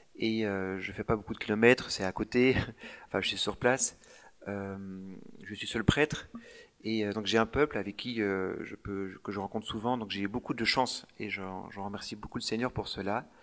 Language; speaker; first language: French; native; French